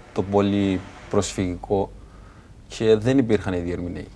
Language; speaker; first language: Greek; non-native, fluent; Arabic